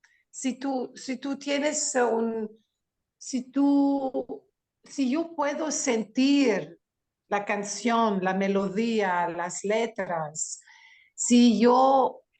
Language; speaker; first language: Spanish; non-native, learner; Greek